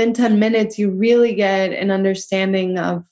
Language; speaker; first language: English; early bilingual, other home language; Spanish